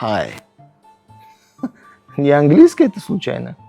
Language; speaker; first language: Russian; non-native, local second language; Tajik